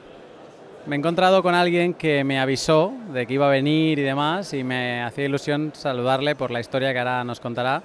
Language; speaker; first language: Spanish; native; Spanish